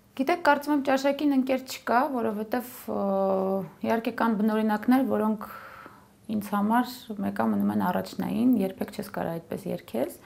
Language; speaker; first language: Armenian; early bilingual, heritage; Armenian